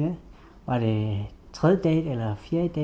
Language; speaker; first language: Danish; non-native, local second language; Kalaallisut